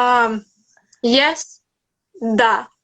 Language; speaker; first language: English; non-native, learner; Russian